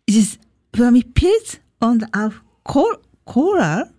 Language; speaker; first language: German; non-native, learner; Japanese